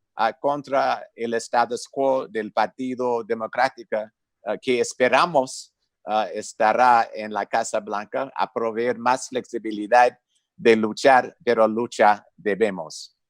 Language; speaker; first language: Spanish; non-native, fluent; English